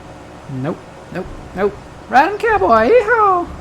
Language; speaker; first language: English; native; English